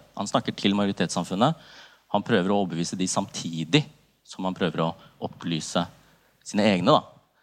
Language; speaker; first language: Norwegian; early bilingual, other home language; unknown